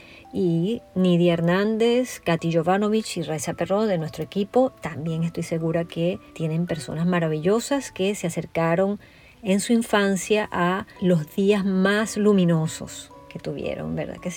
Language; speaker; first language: Spanish; native; Spanish